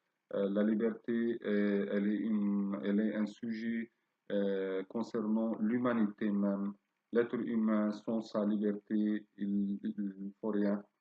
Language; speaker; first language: French; non-native, fluent; Arabic